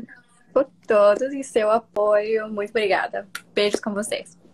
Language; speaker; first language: Portuguese; non-native, learner; English